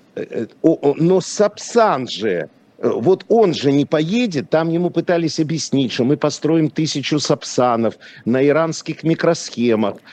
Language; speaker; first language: Russian; non-native, local second language; Polish